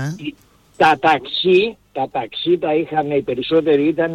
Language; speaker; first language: Greek; native; Greek